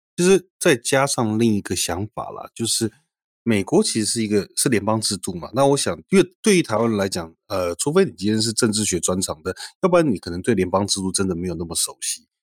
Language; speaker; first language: Chinese; native; Chinese